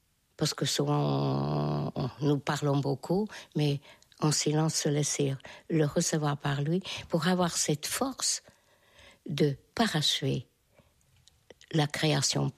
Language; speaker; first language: French; non-native, fluent; Hungarian